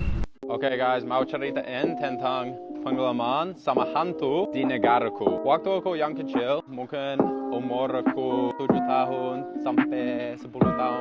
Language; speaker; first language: Indonesian; non-native, learner; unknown